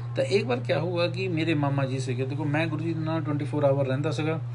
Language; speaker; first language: Hindi; non-native, local second language; Punjabi